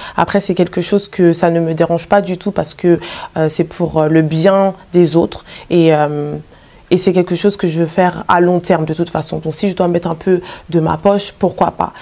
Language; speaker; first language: French; native; French